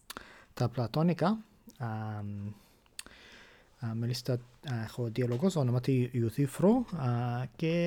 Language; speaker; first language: Greek; non-native, fluent; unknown